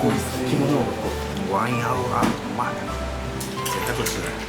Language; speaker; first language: Japanese; native; Japanese